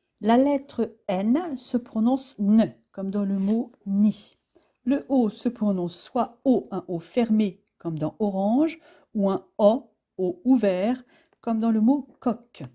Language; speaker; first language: French; native; French